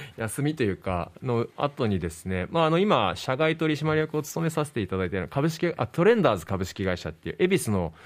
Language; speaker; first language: Japanese; native; Japanese